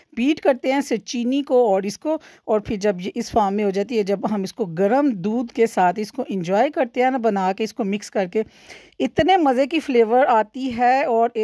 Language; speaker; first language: Urdu; non-native, local second language; Punjabi